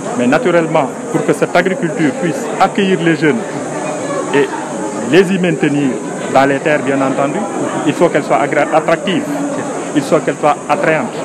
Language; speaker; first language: French; non-native, local second language; Wolof